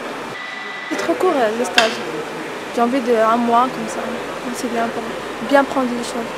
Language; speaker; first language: French; non-native, learner; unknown